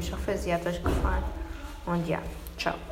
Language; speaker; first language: German; early bilingual, other home language; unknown